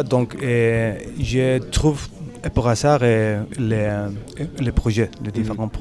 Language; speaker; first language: French; non-native, learner; Spanish